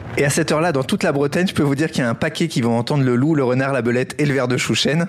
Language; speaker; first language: French; native; French